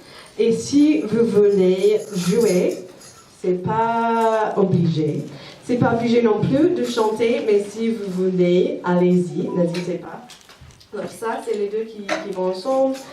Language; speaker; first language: French; non-native, fluent; English